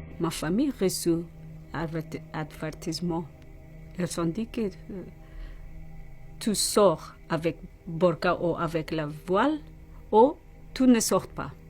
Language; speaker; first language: French; non-native, learner; Persian